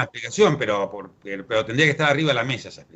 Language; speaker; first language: Spanish; native; Spanish